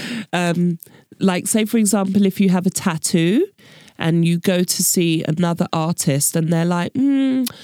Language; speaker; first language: English; native; English